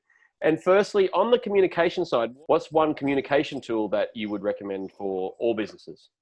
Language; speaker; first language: English; native; English